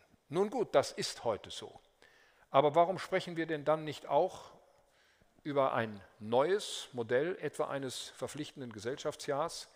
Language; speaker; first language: German; native; German